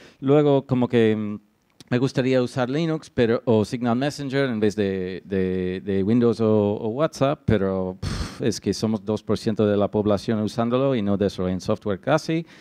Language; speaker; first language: Spanish; non-native, fluent; English